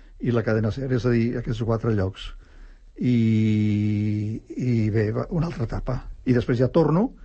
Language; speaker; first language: Catalan; native; Catalan